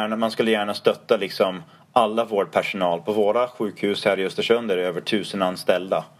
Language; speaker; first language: Swedish; non-native, fluent; English